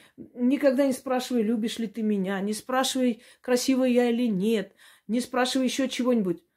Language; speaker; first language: Russian; non-native, local second language; Armenian